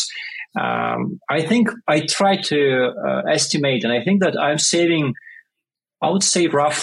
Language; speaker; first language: English; non-native, fluent; Russian